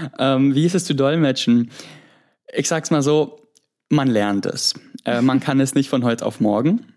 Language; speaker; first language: German; early bilingual, other home language; Greek